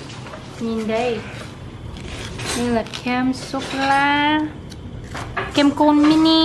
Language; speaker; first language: Vietnamese; early bilingual, heritage; English